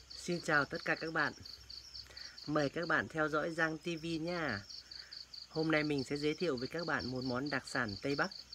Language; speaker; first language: Vietnamese; non-native, local second language; Tày